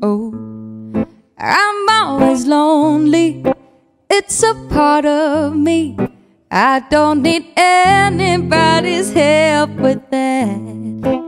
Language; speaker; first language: English; early bilingual, other home language; Spanish